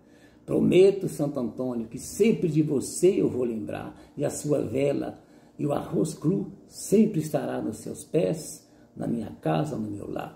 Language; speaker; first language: Portuguese; native; Portuguese